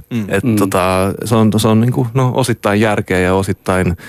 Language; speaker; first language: Finnish; early bilingual, heritage; Finnish